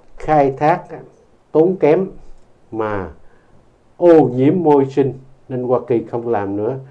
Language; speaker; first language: Vietnamese; native; Vietnamese